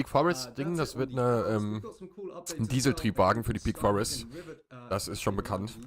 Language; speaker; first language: German; native; German